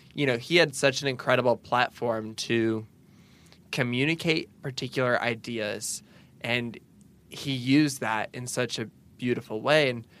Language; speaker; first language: English; native; English